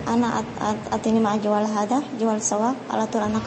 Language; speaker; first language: Arabic; non-native, learner; Indonesian